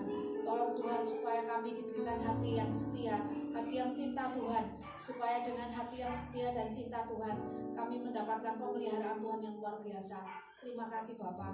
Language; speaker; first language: Indonesian; non-native, local second language; Javanese